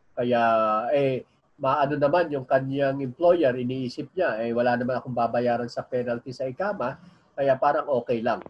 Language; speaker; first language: Filipino; native; Filipino